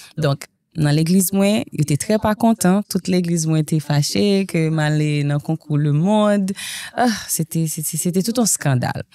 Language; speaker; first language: French; non-native, local second language; Haitian Creole